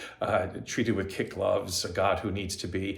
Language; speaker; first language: English; native; English